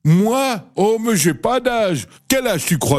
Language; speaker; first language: French; native; French